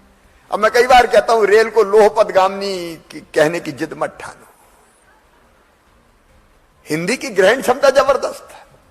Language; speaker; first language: Hindi; native; Hindi